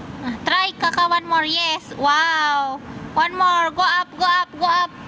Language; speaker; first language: English; non-native, learner; Indonesian